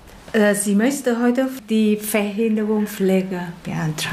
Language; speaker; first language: German; non-native, learner; Vietnamese